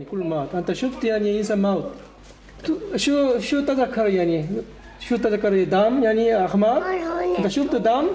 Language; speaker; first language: Arabic; non-native, learner; Korean